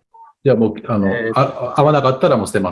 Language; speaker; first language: Japanese; non-native, fluent; Tatar